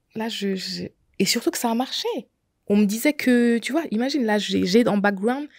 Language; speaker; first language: French; native; French